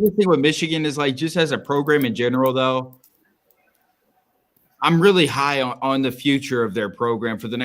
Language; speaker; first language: English; native; English